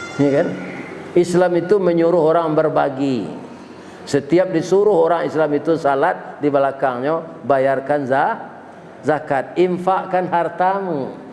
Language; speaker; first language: Malay; non-native, local second language; Minangkabau